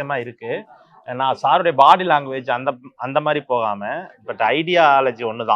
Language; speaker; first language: Tamil; native; Tamil